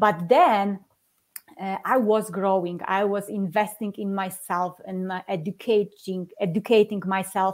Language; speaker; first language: English; non-native, fluent; Polish